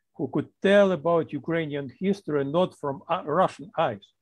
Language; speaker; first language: English; non-native, fluent; Ukrainian